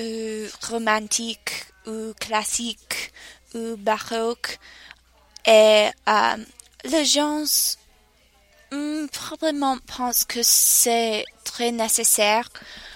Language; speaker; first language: French; non-native, learner; English